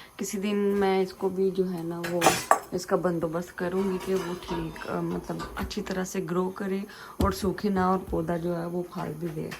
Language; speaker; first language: Urdu; non-native, local second language; Punjabi